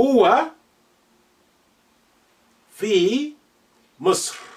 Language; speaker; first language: Arabic; non-native, fluent; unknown